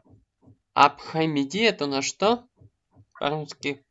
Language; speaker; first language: Russian; native; Russian